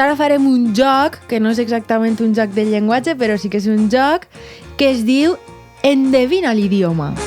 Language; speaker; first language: Catalan; native; Catalan